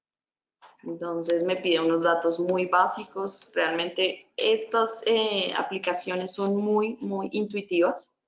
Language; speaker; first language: Spanish; native; Spanish